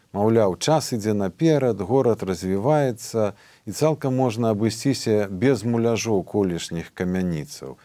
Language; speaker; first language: Belarusian; native; Belarusian